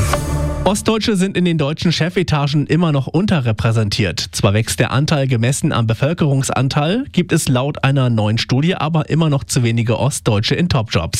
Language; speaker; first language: German; native; German